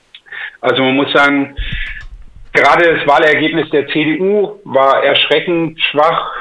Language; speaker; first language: German; native; German